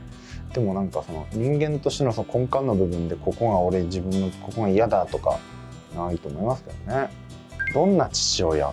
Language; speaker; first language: Japanese; native; Japanese